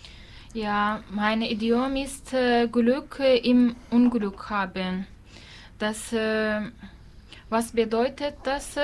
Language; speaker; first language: German; non-native, learner; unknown